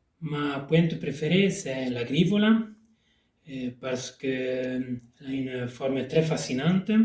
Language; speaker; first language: French; non-native, local second language; Italian